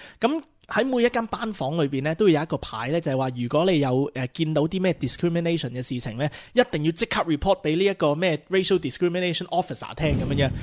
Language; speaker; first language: Cantonese; early bilingual, heritage; Cantonese